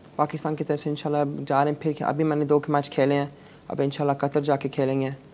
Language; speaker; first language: Urdu; native; Urdu